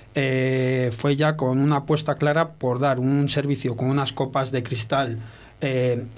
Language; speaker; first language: Spanish; early bilingual, heritage; French